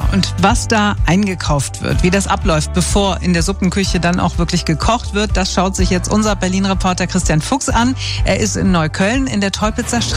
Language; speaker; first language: German; native; German